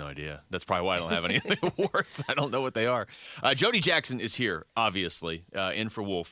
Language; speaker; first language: English; native; English